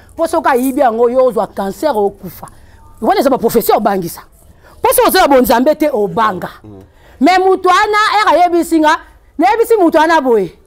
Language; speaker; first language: Lingala; non-native, local second language; Kongo